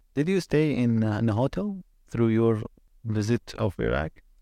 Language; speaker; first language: English; non-native, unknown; Arabic